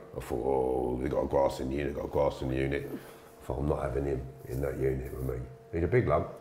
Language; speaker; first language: English; native; English